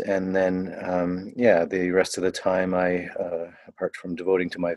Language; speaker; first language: English; native; English